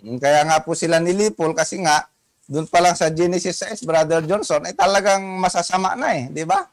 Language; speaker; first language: Filipino; native; Filipino